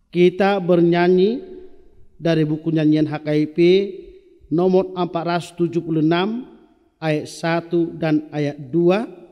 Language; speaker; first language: Indonesian; non-native, local second language; Batak Toba